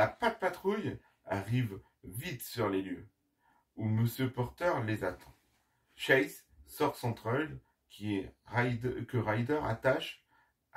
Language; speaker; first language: French; native; French